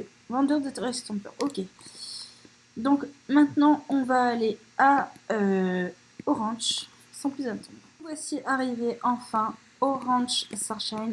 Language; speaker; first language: French; native; French